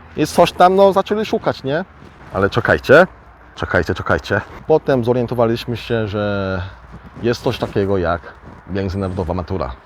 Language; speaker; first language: Polish; early bilingual, other home language; Korean